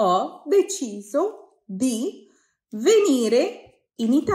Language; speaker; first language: Italian; non-native, fluent; Bangla